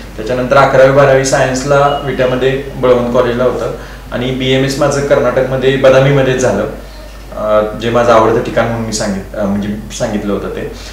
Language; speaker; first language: Marathi; native; Marathi